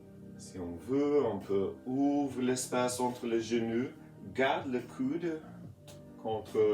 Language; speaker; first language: French; non-native, fluent; English